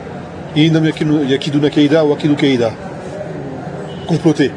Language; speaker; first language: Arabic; non-native, fluent; French